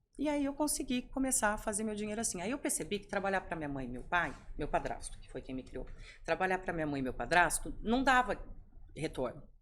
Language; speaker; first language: Portuguese; native; Portuguese